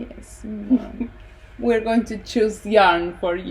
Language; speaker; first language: English; non-native, fluent; Spanish